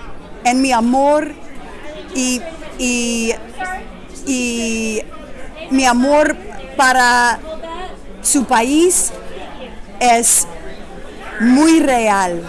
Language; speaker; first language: Spanish; non-native, learner; English